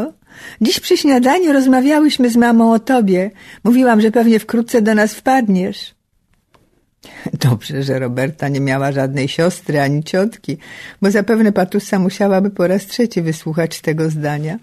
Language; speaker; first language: Polish; native; Polish